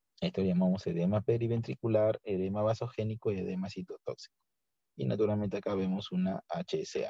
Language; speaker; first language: Spanish; native; Spanish